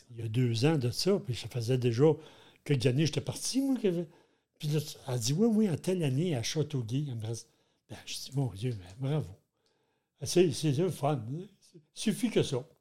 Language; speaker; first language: French; native; French